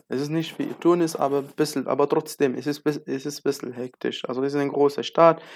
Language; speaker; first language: German; non-native, learner; Arabic